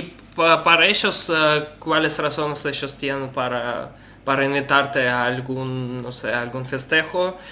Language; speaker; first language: Spanish; non-native, learner; Russian